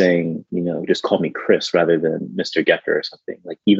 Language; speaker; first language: English; native; English